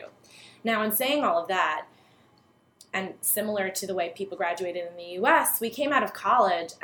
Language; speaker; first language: English; native; English